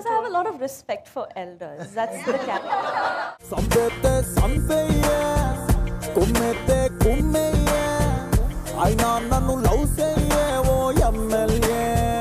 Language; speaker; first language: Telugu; non-native, learner; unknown